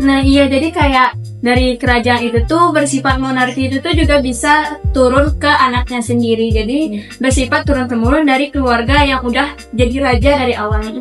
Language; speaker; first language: Indonesian; native; Indonesian